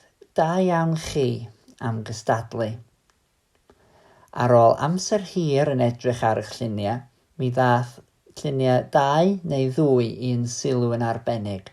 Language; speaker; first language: Welsh; native; Welsh